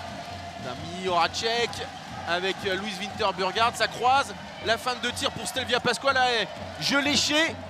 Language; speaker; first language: French; native; French